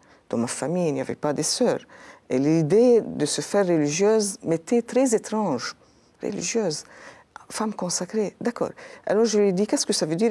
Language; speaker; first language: French; non-native, local second language; Arabic